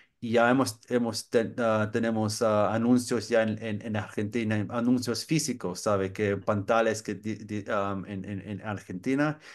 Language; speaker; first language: Spanish; non-native, learner; English